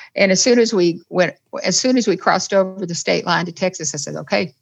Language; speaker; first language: English; native; English